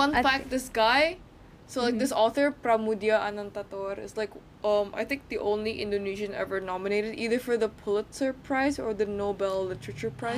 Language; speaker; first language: English; non-native, fluent; Indonesian